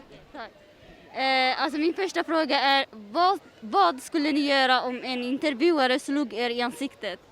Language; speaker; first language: Swedish; early bilingual, other home language; Tigrinya